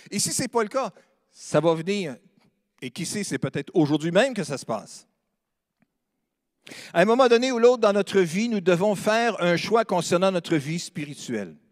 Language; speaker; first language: French; native; French